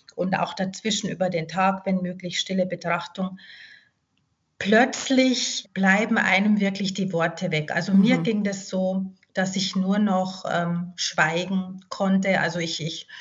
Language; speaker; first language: German; native; German